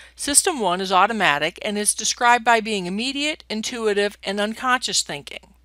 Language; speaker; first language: English; native; English